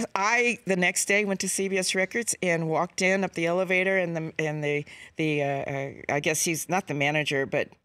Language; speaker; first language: English; native; English